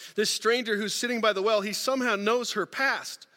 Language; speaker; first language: English; native; English